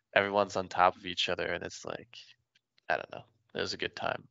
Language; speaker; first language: English; non-native, fluent; French